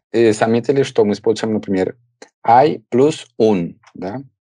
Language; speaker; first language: Russian; non-native, fluent; Spanish